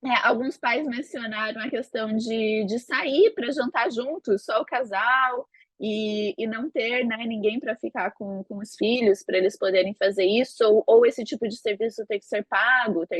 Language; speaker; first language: Portuguese; native; Portuguese